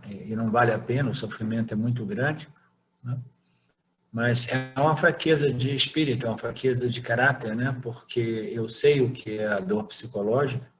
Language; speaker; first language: Portuguese; native; Portuguese